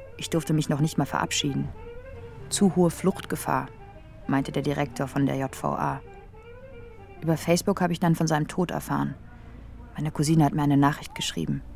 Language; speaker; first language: German; native; German